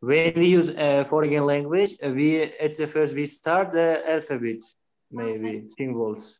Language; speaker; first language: English; non-native, learner; Uzbek